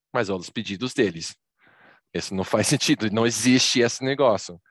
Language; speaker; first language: Portuguese; non-native, fluent; English